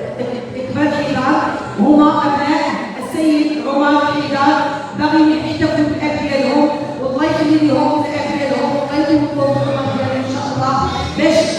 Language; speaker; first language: Arabic; native; Arabic